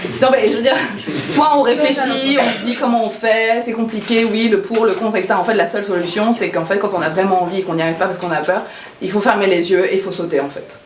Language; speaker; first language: French; early bilingual, other home language; Korean